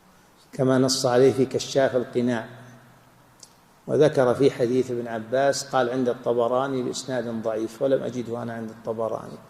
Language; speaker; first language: Arabic; native; Arabic